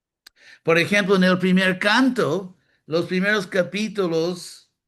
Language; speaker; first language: Spanish; non-native, fluent; English